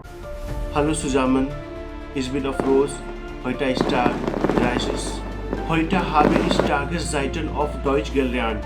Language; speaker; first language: German; non-native, learner; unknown